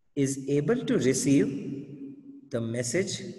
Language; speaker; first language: English; non-native, local second language; Gujarati